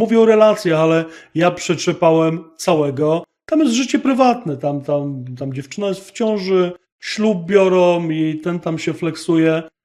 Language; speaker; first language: Polish; native; Polish